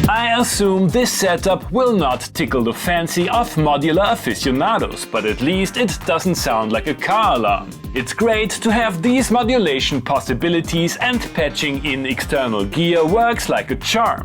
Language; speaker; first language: English; non-native, fluent; German